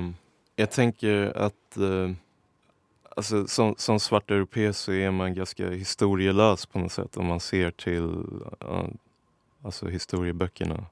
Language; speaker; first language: Swedish; native; Swedish